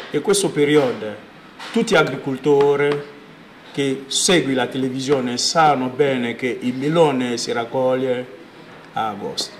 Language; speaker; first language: Italian; non-native, learner; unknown